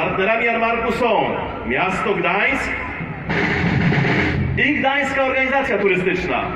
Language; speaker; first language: Polish; native; Polish